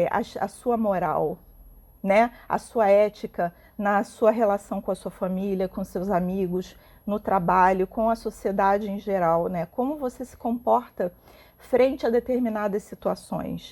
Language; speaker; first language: Portuguese; native; Portuguese